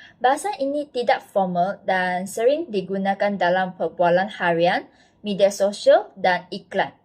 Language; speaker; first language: Malay; non-native, local second language; Chinese